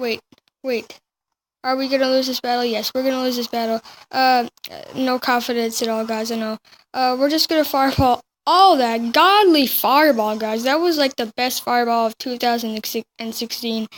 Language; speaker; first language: English; native; English